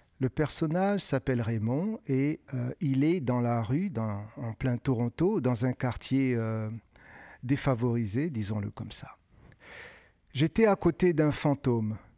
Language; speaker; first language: French; non-native, local second language; Kinyarwanda